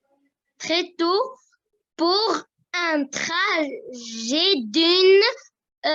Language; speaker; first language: French; non-native, learner; Arabic